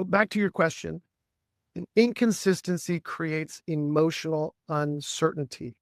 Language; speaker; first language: English; native; English